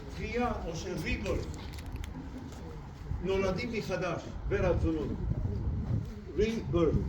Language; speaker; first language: Hebrew; non-native, local second language; Armenian